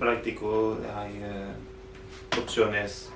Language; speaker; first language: Spanish; non-native, fluent; French